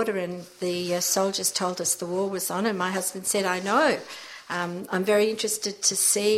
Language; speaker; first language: English; native; English